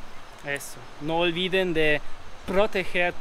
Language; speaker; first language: Spanish; non-native, learner; German